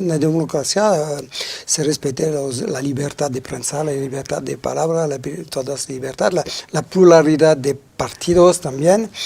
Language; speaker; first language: Spanish; non-native, fluent; French